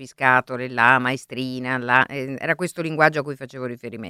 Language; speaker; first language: Italian; native; Italian